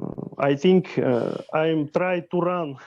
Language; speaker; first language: English; non-native, learner; Russian